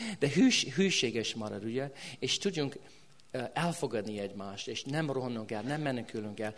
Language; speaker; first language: Hungarian; non-native, fluent; English